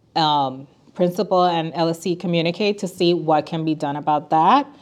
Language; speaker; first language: English; non-native, fluent; Spanish